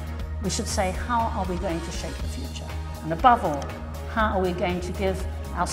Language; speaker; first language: English; native; English